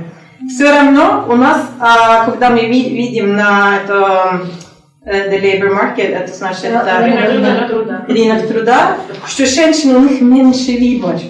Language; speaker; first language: Russian; non-native, learner; Norwegian